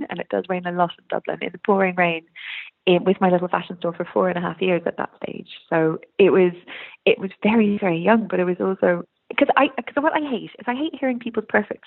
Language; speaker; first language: English; native; English